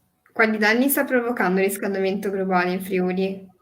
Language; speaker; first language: Italian; native; Italian